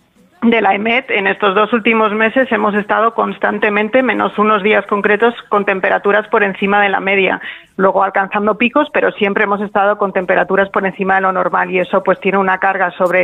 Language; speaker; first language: Spanish; native; Spanish